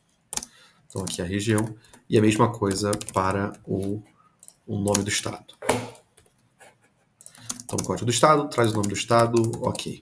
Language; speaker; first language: Portuguese; native; Portuguese